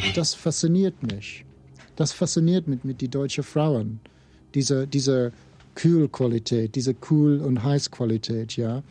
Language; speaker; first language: German; non-native, learner; English